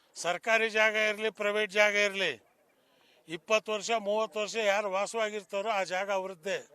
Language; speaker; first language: Kannada; non-native, local second language; Urdu